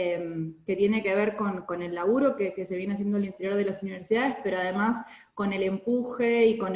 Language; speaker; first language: Spanish; native; Spanish